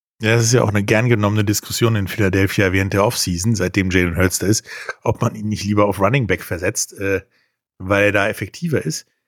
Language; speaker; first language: German; native; German